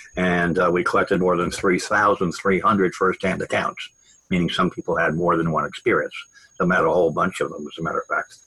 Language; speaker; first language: English; native; English